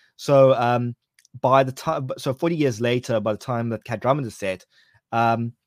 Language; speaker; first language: English; native; English